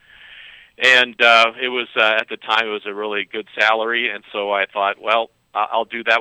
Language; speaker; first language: English; native; English